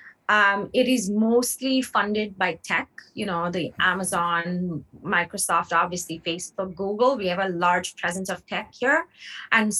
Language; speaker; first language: English; non-native, local second language; Hindi